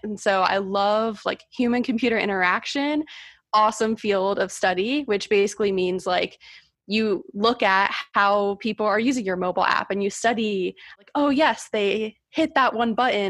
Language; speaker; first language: English; native; English